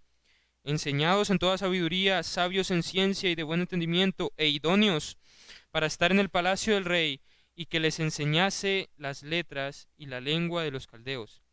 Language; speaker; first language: Spanish; native; Spanish